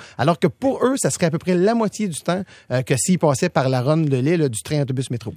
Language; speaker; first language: French; native; French